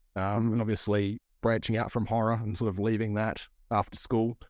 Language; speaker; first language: English; native; English